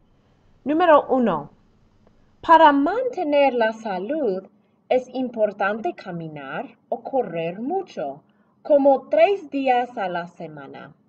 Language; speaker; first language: Spanish; non-native, fluent; English